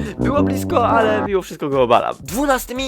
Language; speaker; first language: Polish; native; Polish